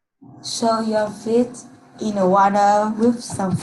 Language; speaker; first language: English; non-native, learner; Vietnamese